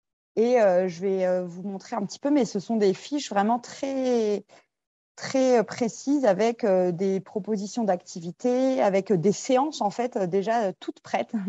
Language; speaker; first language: French; native; French